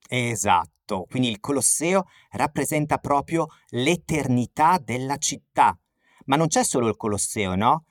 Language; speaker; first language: Italian; native; Italian